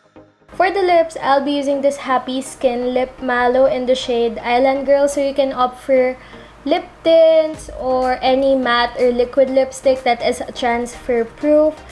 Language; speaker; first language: English; non-native, local second language; Filipino